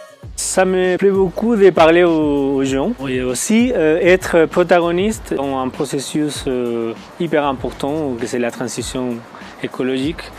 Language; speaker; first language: French; non-native, fluent; Spanish